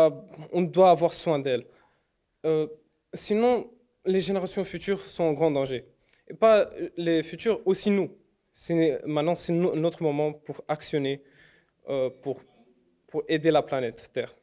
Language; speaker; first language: French; non-native, learner; Romanian